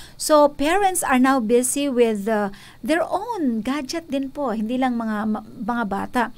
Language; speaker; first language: Filipino; native; Filipino